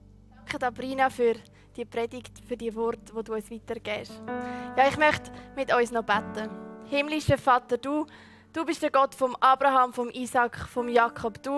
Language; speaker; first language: German; native; German